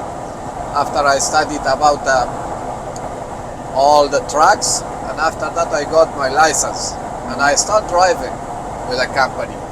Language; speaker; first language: English; non-native, learner; Persian